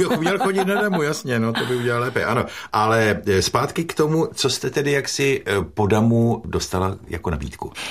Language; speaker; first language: Czech; native; Czech